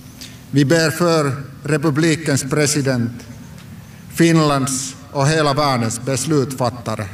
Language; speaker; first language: Swedish; non-native, local second language; Finnish